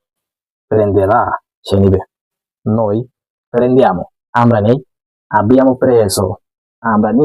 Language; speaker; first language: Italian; non-native, fluent; Bangla